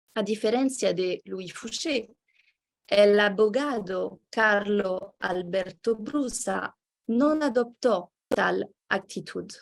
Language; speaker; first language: Spanish; non-native, fluent; French